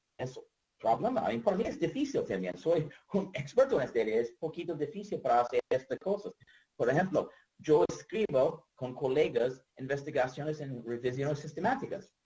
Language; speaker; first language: Spanish; non-native, learner; English